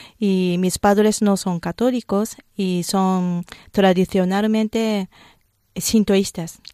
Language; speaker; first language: Spanish; non-native, fluent; Japanese